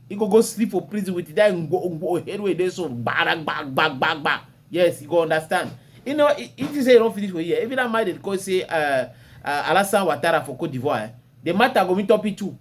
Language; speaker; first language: Nigerian Pidgin; native; Nigerian Pidgin